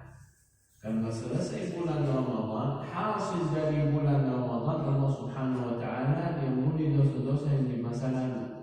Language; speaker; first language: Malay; non-native, learner; Arabic